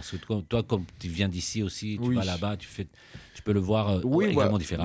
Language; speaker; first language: French; native; French